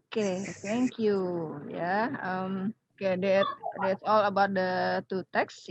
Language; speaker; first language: English; non-native, fluent; Indonesian